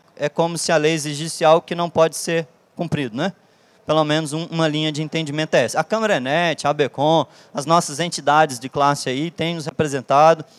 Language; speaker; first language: Portuguese; native; Portuguese